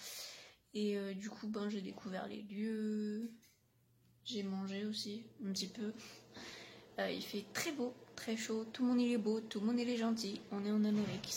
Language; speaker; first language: French; native; French